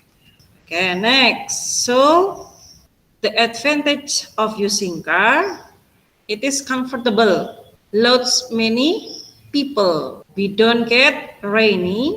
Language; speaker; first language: English; non-native, fluent; Indonesian